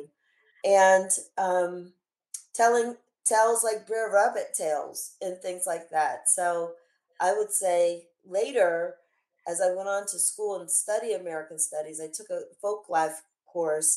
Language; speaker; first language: English; native; English